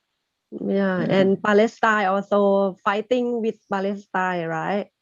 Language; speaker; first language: English; non-native, learner; Thai